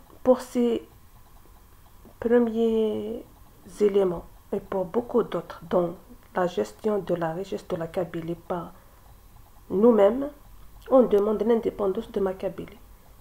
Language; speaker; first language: French; non-native, local second language; Kabyle